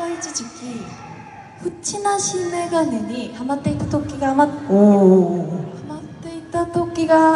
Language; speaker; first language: Japanese; non-native, fluent; Korean